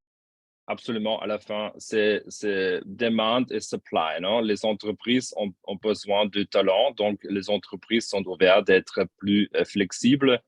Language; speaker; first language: French; non-native, fluent; German